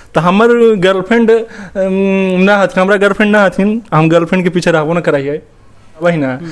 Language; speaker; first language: Hindi; native; Hindi